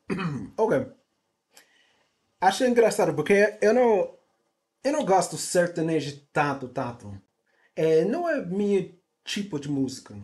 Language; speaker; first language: Portuguese; non-native, learner; English